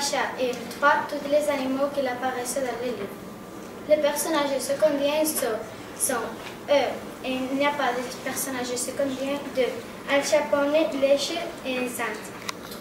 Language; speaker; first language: French; non-native, learner; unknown